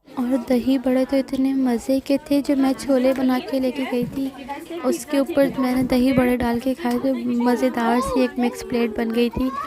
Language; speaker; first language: Urdu; native; Urdu